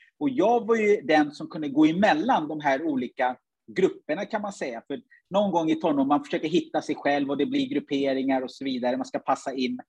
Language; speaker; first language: Swedish; early bilingual, other home language; Ganda